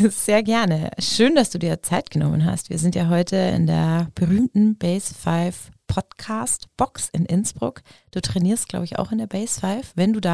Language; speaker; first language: German; native; German